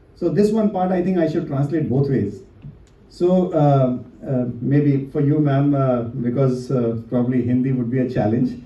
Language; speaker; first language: English; non-native, local second language; Hindi